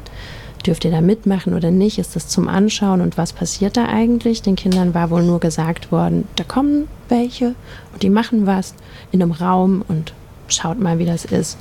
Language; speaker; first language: German; native; German